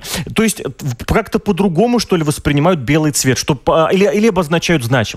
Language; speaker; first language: Russian; native; Russian